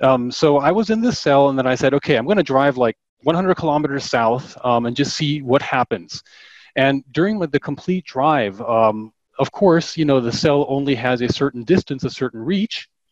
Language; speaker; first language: English; non-native, fluent; German